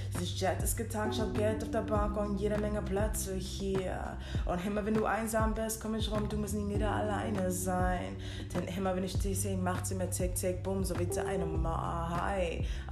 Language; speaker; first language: German; non-native, fluent; English